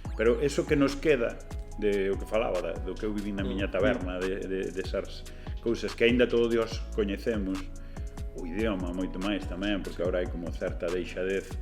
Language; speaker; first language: Galician; native; Galician